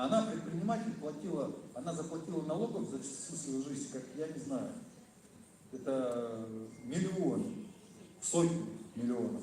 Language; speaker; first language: Russian; native; Russian